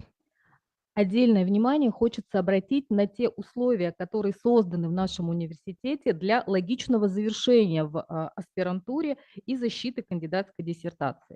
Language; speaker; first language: Russian; native; Russian